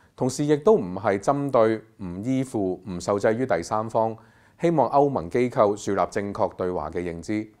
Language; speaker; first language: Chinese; non-native, local second language; Cantonese